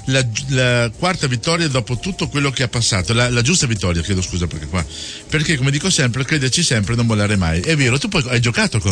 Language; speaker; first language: Italian; native; Italian